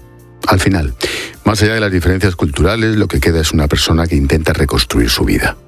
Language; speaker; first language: Spanish; native; Spanish